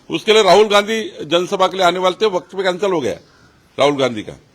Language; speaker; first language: Hindi; non-native, local second language; Marathi